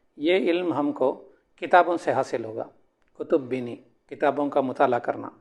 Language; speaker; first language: Urdu; native; Urdu